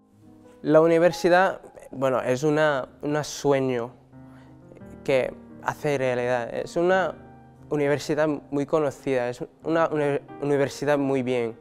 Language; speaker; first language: Spanish; non-native, learner; Cebuano